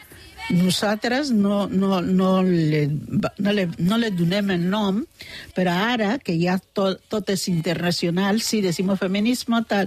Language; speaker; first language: Catalan; non-native, fluent; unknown